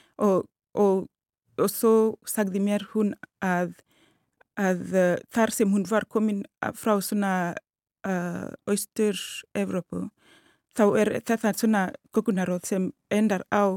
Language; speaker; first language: Icelandic; non-native, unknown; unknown